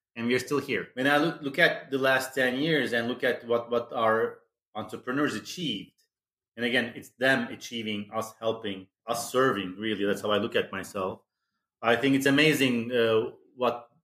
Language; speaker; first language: English; non-native, fluent; Turkish